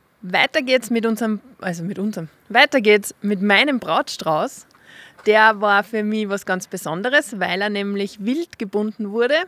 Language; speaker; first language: German; native; German